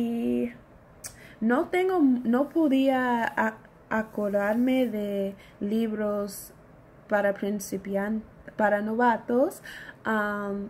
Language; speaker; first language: Spanish; non-native, learner; English